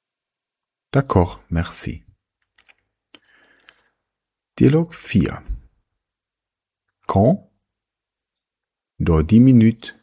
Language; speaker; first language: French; non-native, fluent; German